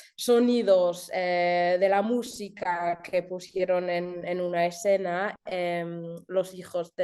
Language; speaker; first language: Spanish; early bilingual, heritage; German